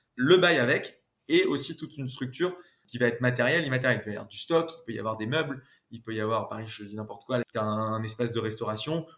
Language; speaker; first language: French; native; French